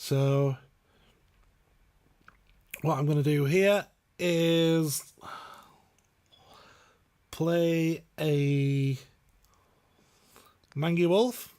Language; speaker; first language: English; native; English